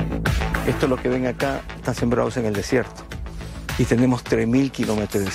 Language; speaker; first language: Spanish; native; Spanish